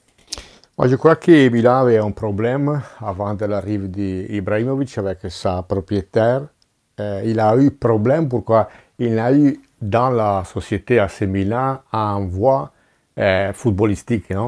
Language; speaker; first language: French; non-native, fluent; Italian